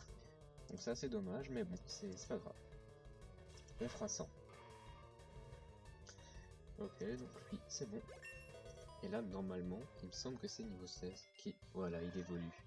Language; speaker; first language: French; native; French